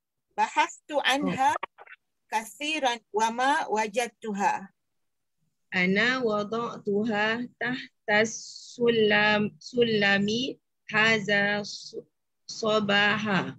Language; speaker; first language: Arabic; non-native, learner; Malay